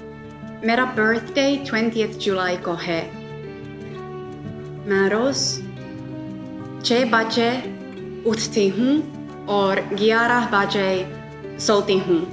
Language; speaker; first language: Hindi; non-native, learner; Finnish